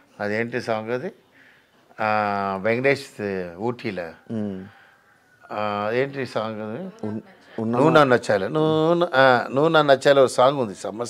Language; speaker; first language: Telugu; non-native, local second language; Tamil